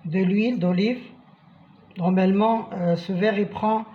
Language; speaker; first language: French; non-native, local second language; Arabic